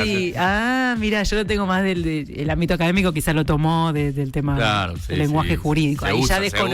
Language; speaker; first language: Spanish; native; Spanish